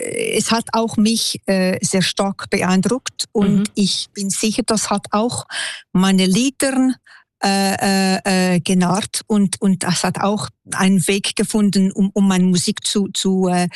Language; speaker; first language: German; non-native, local second language; French